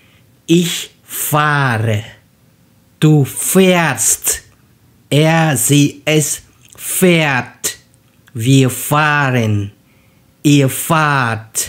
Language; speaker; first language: German; non-native, fluent; Khmer